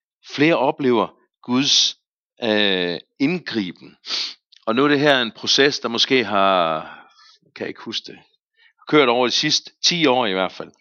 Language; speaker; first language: Danish; native; Danish